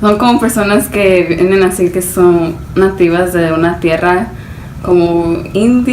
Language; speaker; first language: Spanish; early bilingual, heritage; Spanish